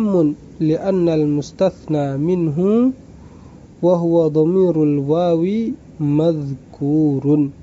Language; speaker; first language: Arabic; non-native, fluent; Indonesian